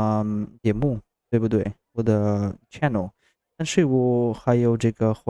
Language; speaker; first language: Chinese; non-native, learner; Russian